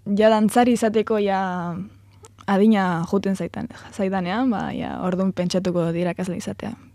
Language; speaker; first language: Basque; native; Basque